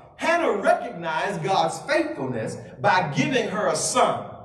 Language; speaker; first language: English; native; English